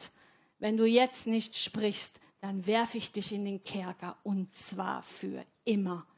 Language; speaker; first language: German; native; German